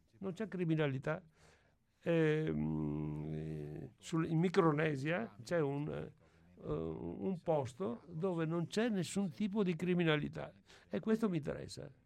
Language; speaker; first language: Italian; native; Italian